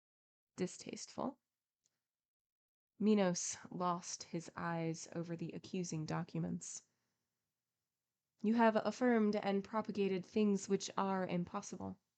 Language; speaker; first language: English; native; English